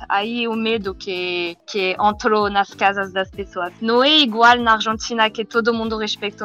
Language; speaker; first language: Portuguese; non-native, learner; French